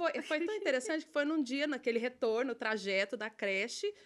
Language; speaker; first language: Portuguese; native; Portuguese